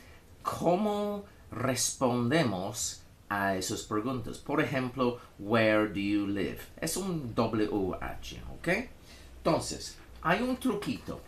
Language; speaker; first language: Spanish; non-native, fluent; English